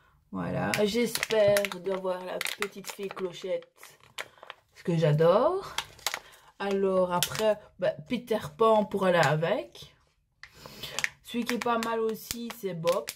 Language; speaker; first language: French; native; French